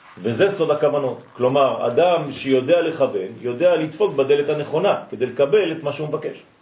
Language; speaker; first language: Hebrew; non-native, fluent; French